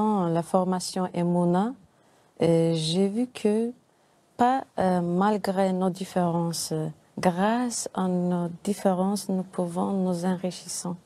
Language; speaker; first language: French; non-native, learner; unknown